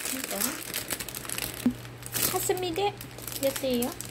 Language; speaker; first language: Japanese; non-native, learner; Vietnamese